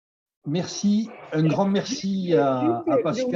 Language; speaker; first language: French; native; French